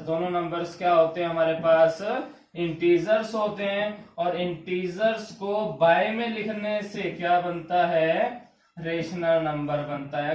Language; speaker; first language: Hindi; native; Hindi